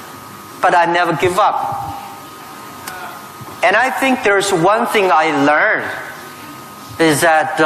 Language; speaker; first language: English; non-native, fluent; Chinese